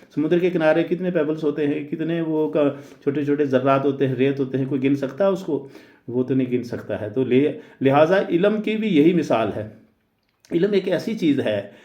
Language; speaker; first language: Urdu; native; Urdu